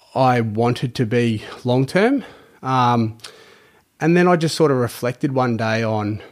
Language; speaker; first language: English; native; English